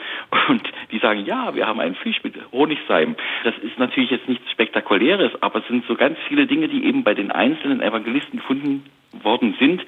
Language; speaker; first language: German; native; German